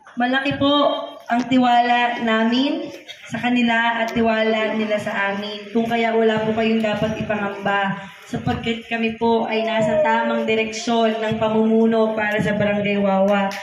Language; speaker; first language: Filipino; native; Filipino